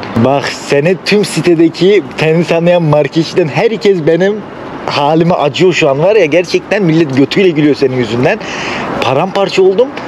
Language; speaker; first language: Turkish; native; Turkish